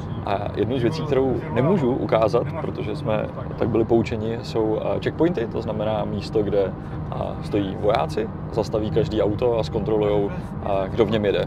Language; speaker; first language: Czech; native; Czech